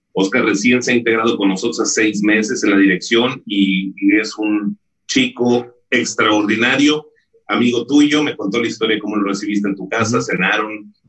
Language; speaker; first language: Spanish; native; Spanish